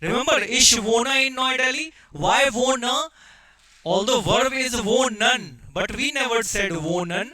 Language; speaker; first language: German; non-native, fluent; Hindi